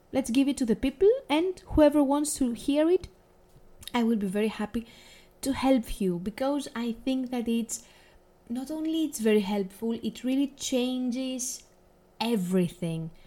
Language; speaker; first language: English; non-native, fluent; Greek